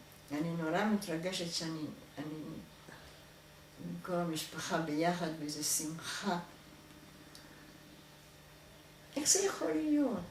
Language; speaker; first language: Hebrew; non-native, fluent; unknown